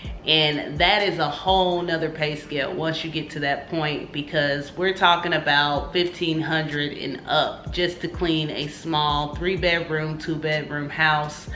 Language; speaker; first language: English; native; English